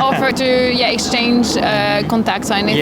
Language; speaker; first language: English; non-native, fluent; French